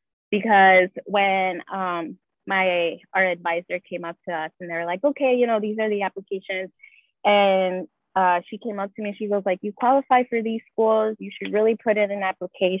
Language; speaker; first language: English; early bilingual, other home language; Spanish